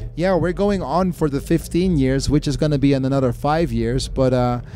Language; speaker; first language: English; non-native, fluent; Dutch